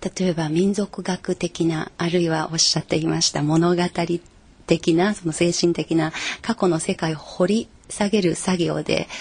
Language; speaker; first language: Japanese; non-native, fluent; Chinese